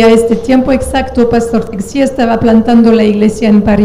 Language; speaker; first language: Spanish; non-native, fluent; French